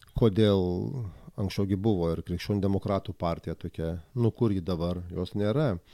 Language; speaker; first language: Lithuanian; native; Lithuanian